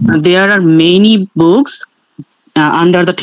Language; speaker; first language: English; non-native, learner; Bangla